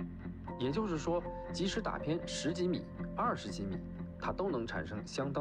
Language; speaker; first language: Chinese; native; Chinese